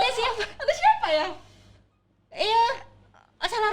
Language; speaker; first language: Indonesian; native; Indonesian